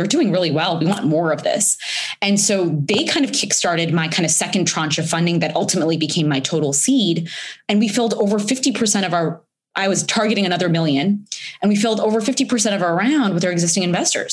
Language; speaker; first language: English; early bilingual, other home language; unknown